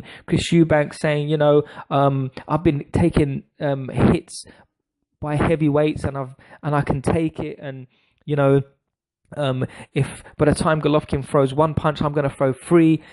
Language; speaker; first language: English; native; English